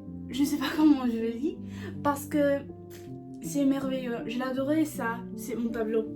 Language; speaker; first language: French; non-native, learner; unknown